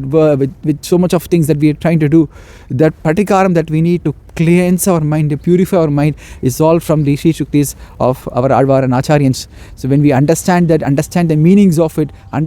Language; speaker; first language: English; non-native, local second language; Tamil